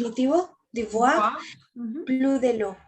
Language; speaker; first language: French; non-native, learner; Spanish